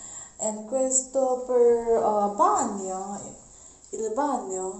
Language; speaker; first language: Italian; non-native, learner; Mizo